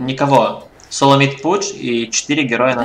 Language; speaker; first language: Russian; native; Russian